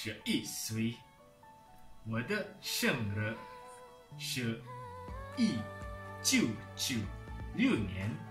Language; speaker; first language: Chinese; non-native, learner; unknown